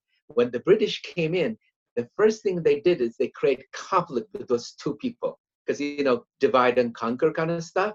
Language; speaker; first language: English; non-native, fluent; Tigrinya